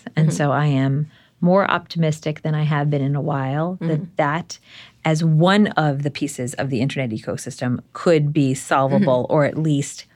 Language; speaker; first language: English; native; English